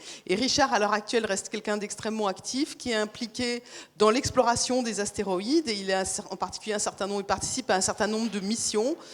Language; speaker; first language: French; native; French